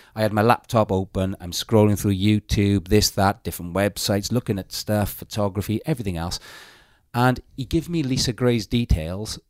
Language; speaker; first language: English; native; English